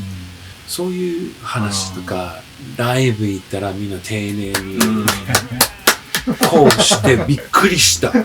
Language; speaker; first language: Japanese; early bilingual, heritage; English